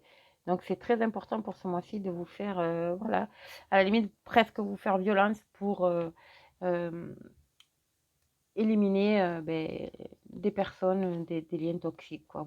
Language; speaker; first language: French; native; French